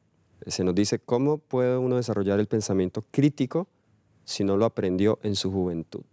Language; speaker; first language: Spanish; native; Spanish